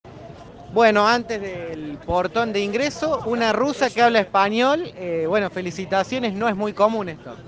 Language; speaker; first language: Spanish; native; Spanish